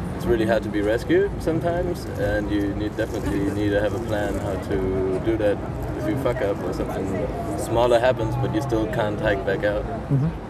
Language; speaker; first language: English; non-native, fluent; German